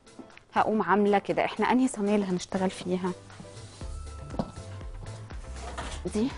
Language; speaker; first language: Arabic; native; Arabic